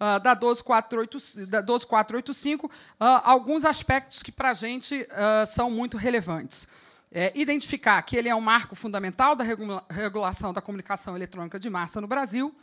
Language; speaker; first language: Portuguese; native; Portuguese